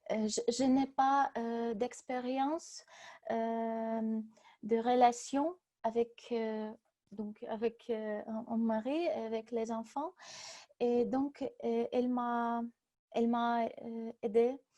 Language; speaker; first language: French; non-native, learner; Russian